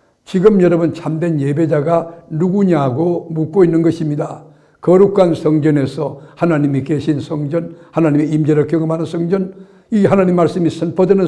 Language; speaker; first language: Korean; native; Korean